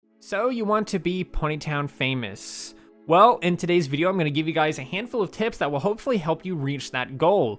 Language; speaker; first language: English; native; English